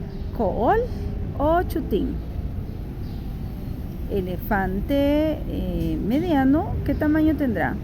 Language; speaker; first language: Spanish; non-native, local second language; Kaqchikel